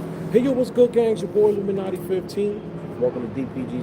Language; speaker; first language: English; native; English